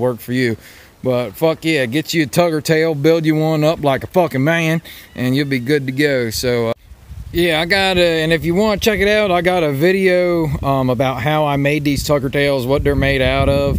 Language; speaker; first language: English; native; English